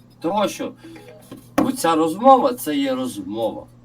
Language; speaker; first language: Ukrainian; non-native, local second language; Russian